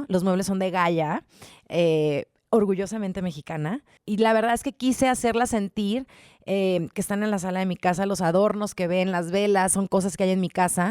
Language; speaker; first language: Spanish; native; Spanish